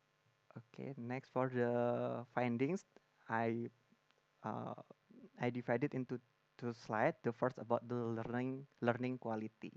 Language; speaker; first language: English; non-native, learner; Indonesian